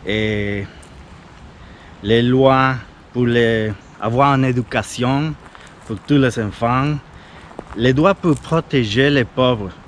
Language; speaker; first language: French; non-native, fluent; Spanish